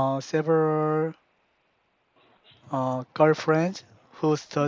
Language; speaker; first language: English; non-native, learner; Korean